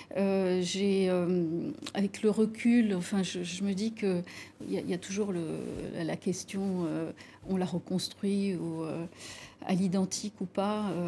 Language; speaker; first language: French; non-native, local second language; Arabic